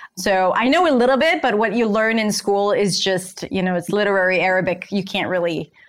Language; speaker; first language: English; non-native, fluent; Hebrew